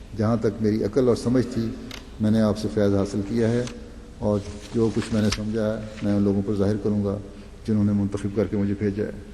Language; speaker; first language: Urdu; native; Urdu